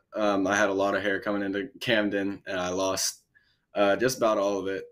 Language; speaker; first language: English; native; English